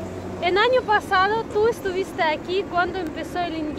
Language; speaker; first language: Spanish; non-native, fluent; Russian